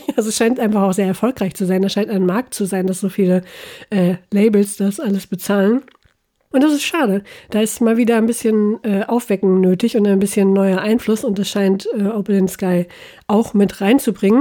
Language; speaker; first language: German; native; German